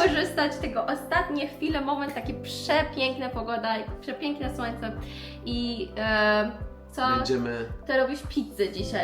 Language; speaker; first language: Polish; non-native, learner; Persian